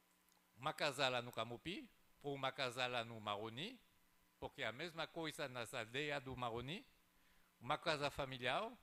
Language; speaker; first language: Portuguese; non-native, fluent; French